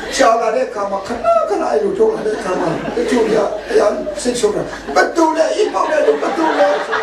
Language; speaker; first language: Burmese; non-native, local second language; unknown